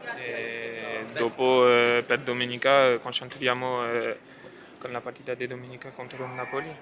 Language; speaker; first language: Italian; non-native, learner; French